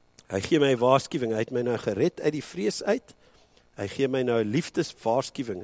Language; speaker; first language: Afrikaans; early bilingual, heritage; Afrikaans